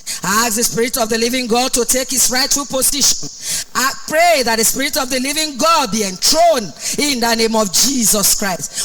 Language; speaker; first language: English; non-native, local second language; Yoruba